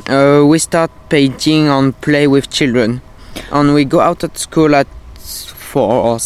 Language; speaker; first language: English; non-native, learner; French